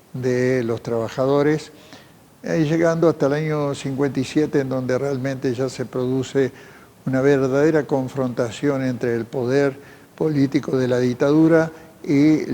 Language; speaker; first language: Spanish; native; Spanish